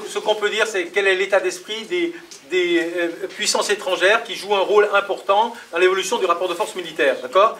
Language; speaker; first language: French; native; French